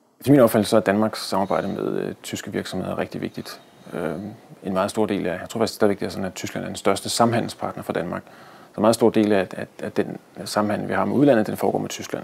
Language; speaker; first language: Danish; native; Danish